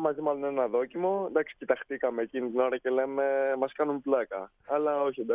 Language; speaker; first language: Greek; native; Greek